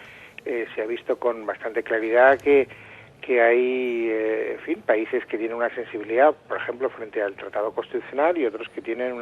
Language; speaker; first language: Spanish; native; Spanish